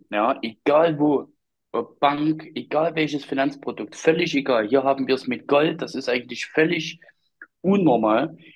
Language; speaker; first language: German; native; German